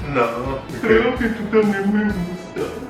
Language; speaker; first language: Spanish; non-native, fluent; English